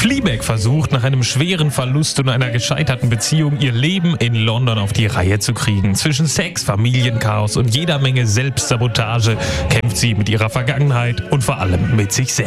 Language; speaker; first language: German; native; German